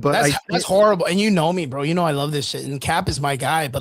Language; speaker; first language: English; native; English